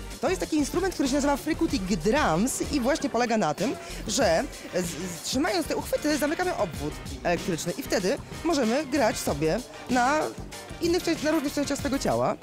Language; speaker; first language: Polish; native; Polish